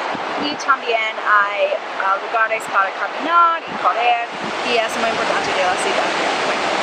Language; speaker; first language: Spanish; non-native, learner; English